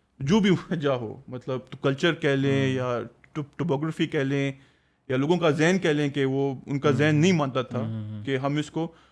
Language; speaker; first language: Urdu; non-native, local second language; Pashto